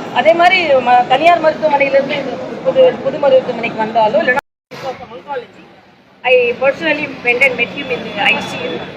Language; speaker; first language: Tamil; native; Tamil